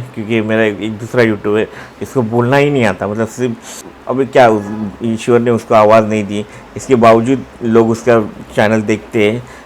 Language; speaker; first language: Hindi; non-native, local second language; Marathi